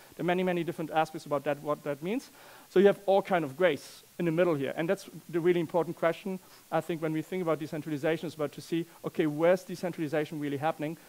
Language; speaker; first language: English; non-native, fluent; German